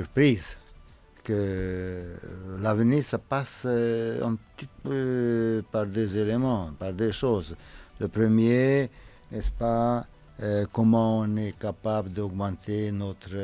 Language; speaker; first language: French; non-native, fluent; Romanian